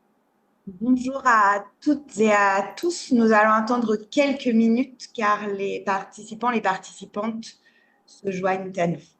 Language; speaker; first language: French; native; French